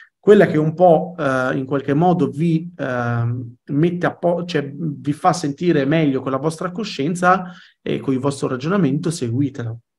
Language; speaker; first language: Italian; early bilingual, other home language; Arabic